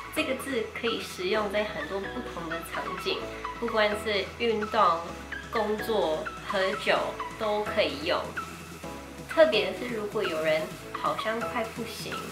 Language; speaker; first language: Chinese; non-native, fluent; English